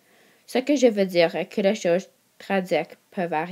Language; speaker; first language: French; non-native, learner; English